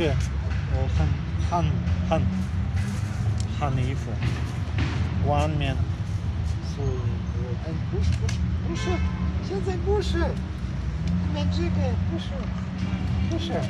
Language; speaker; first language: Chinese; non-native, learner; Polish